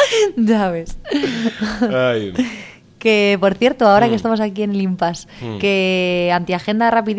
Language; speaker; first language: Spanish; native; Spanish